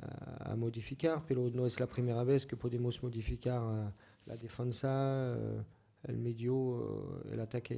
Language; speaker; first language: Spanish; non-native, fluent; French